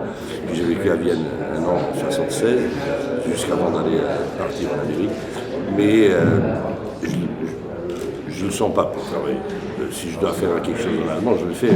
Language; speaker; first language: French; non-native, fluent; Portuguese